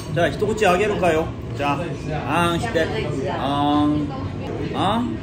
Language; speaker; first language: Japanese; non-native, fluent; Korean